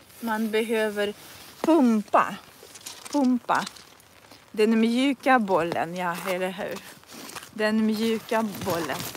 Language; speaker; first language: Swedish; non-native, fluent; Russian